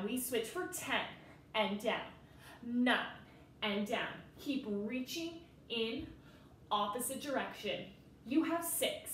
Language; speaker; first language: English; native; English